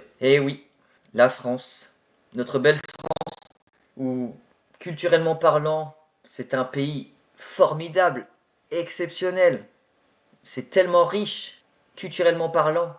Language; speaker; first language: French; native; French